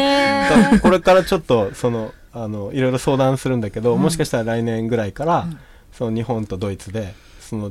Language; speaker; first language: Japanese; native; Japanese